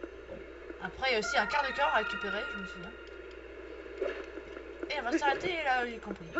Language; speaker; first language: French; native; French